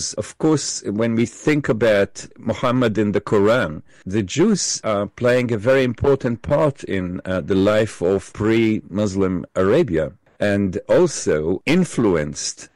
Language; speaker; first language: English; non-native, fluent; Hebrew